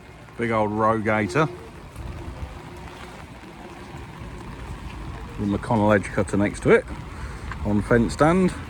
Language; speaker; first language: English; native; English